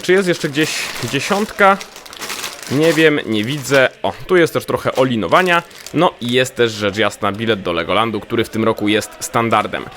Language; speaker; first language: Polish; native; Polish